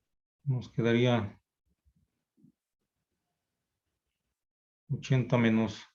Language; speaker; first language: Spanish; native; Spanish